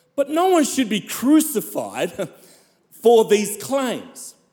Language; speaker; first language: English; native; English